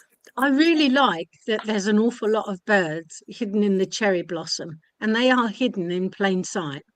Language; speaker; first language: English; native; English